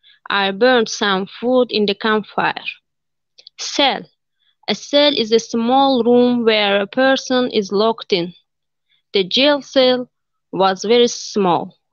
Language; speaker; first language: English; non-native, learner; Azerbaijani